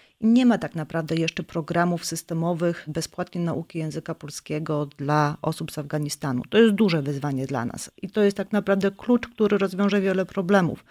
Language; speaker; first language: Polish; native; Polish